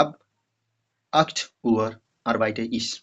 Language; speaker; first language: German; non-native, learner; Hindi